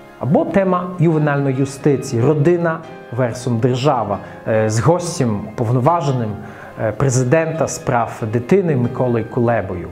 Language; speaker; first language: Ukrainian; non-native, fluent; Russian